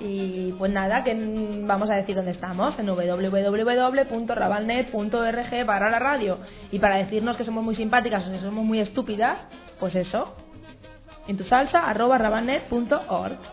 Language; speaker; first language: Spanish; native; Spanish